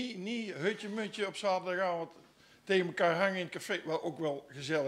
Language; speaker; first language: Dutch; native; Dutch